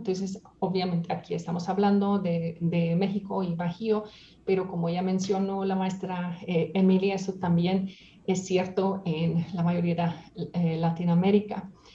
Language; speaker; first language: Spanish; non-native, fluent; Hungarian